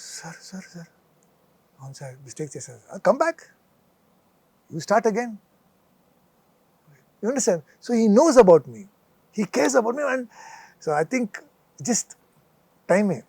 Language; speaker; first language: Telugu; non-native, local second language; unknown